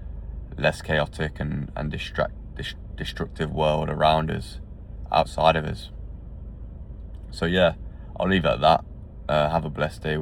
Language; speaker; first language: English; native; English